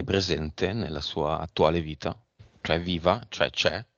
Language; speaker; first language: Italian; native; Italian